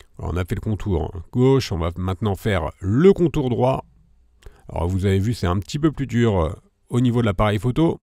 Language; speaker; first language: French; native; French